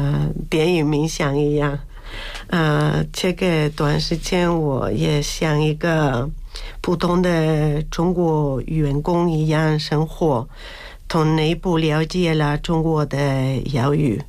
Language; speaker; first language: Chinese; non-native, fluent; Spanish